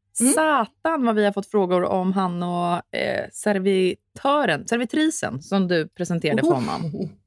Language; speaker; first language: Swedish; native; Swedish